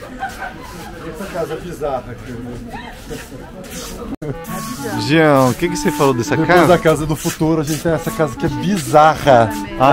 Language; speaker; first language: Portuguese; non-native, fluent; French